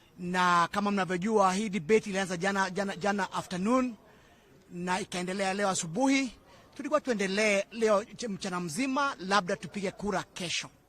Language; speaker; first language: Swahili; non-native, local second language; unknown